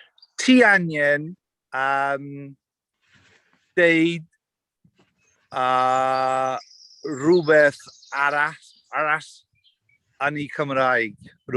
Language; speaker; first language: Welsh; non-native, learner; English